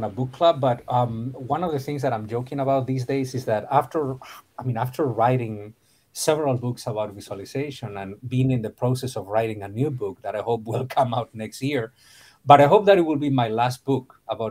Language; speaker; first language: English; non-native, fluent; Spanish